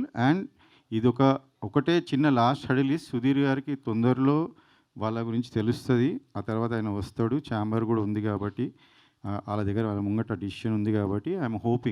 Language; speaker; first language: Telugu; native; Telugu